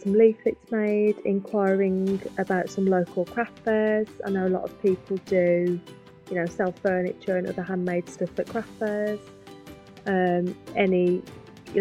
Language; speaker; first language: English; native; English